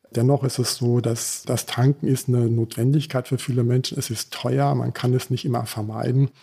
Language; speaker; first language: German; early bilingual, heritage; German